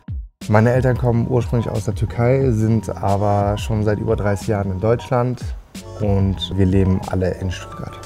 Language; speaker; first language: German; early bilingual, other home language; Turkish